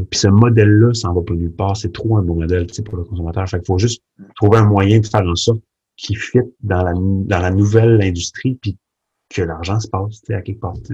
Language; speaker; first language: French; early bilingual, other home language; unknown